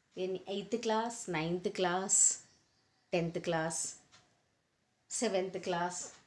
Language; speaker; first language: English; non-native, local second language; Telugu